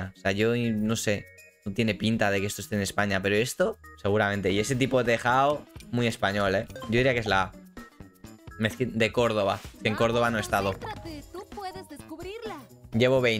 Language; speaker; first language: Spanish; native; Spanish